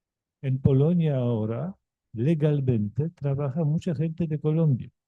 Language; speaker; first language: Spanish; non-native, fluent; Polish